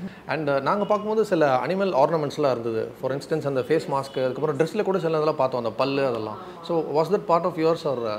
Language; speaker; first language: Tamil; native; Tamil